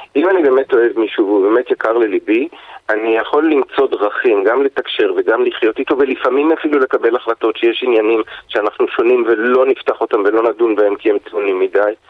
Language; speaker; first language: Hebrew; native; Hebrew